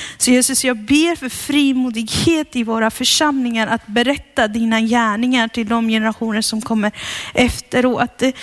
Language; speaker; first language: Swedish; early bilingual, heritage; Swedish